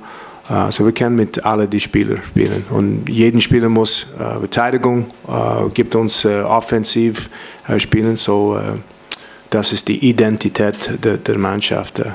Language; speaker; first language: German; non-native, learner; English